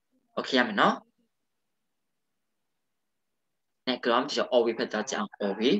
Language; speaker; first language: Korean; non-native, fluent; Thai